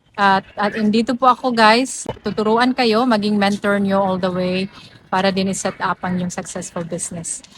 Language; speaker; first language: Filipino; non-native, local second language; Cebuano